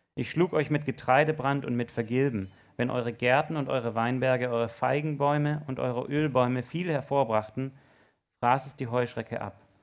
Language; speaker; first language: German; native; German